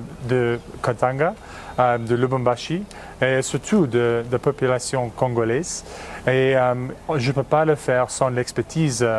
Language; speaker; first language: French; non-native, fluent; English